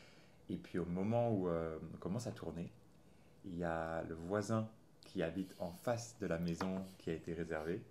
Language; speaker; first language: French; native; French